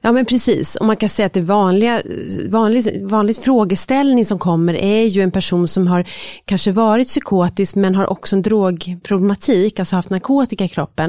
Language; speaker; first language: Swedish; native; Swedish